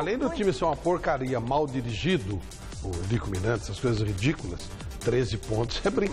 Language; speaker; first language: Portuguese; native; Portuguese